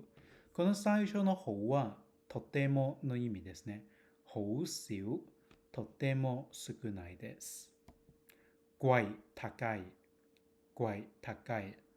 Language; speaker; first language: Japanese; non-native, fluent; Cantonese